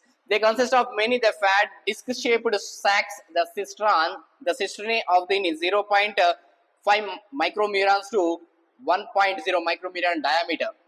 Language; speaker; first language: English; non-native, local second language; Telugu